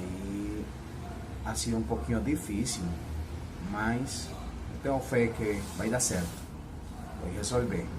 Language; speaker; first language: Portuguese; non-native, fluent; Spanish